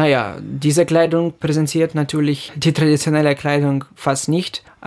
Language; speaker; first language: German; non-native, fluent; Ukrainian